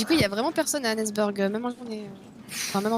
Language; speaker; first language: French; native; French